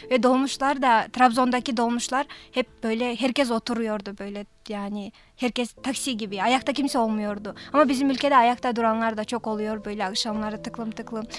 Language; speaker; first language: Turkish; non-native, fluent; Kyrgyz